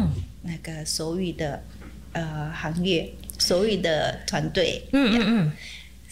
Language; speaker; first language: Chinese; non-native, fluent; Indonesian